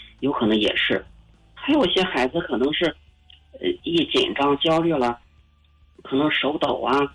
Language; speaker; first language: Chinese; native; Chinese